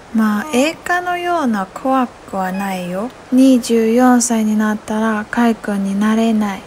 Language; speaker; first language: Japanese; non-native, learner; Chinese